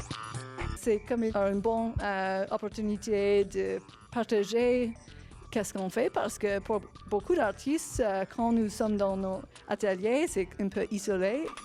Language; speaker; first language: French; non-native, learner; English